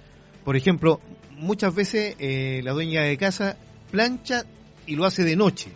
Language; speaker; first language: Spanish; native; Spanish